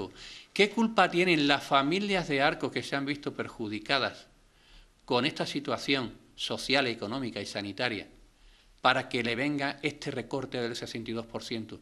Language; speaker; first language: Spanish; native; Spanish